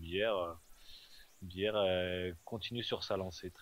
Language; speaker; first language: French; native; French